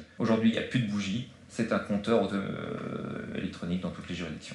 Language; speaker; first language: French; native; French